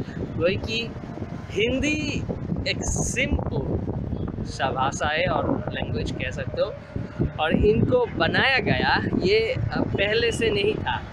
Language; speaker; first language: Hindi; non-native, learner; Bangla